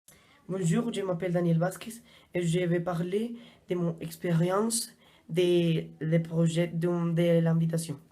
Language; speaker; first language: French; non-native, learner; Spanish